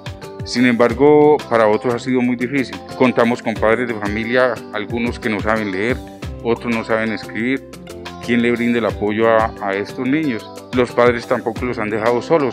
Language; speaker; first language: Spanish; native; Spanish